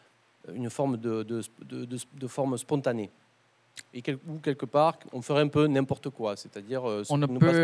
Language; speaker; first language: French; native; French